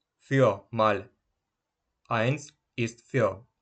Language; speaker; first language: German; non-native, learner; Ukrainian